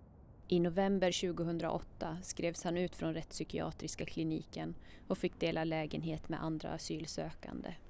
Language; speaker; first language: Swedish; native; Swedish